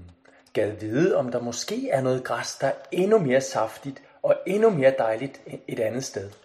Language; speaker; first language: Danish; native; Danish